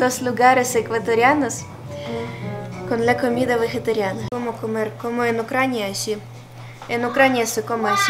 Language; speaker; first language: Spanish; non-native, fluent; Ukrainian